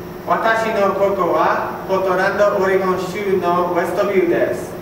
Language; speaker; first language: Japanese; non-native, learner; English